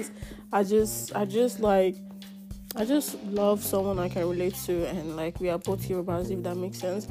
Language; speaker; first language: English; non-native, local second language; Yoruba